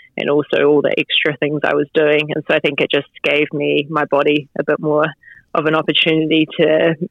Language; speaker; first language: English; native; English